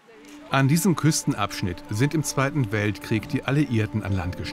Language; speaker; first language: German; native; German